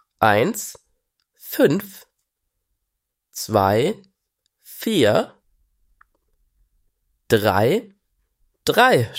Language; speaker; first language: German; native; German